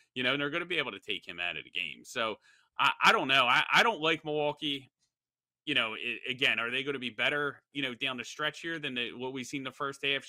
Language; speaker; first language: English; native; English